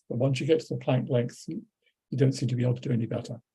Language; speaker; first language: English; native; English